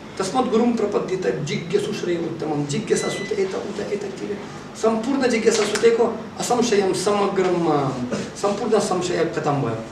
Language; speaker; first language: Nepali; non-native, fluent; Russian